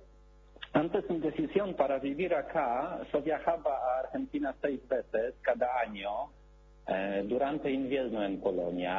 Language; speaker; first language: Spanish; non-native, learner; Polish